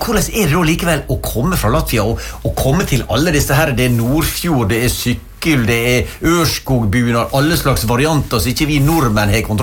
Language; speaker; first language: Norwegian; native; Norwegian